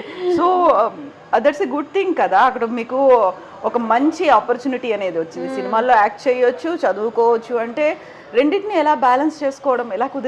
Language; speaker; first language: Telugu; native; Telugu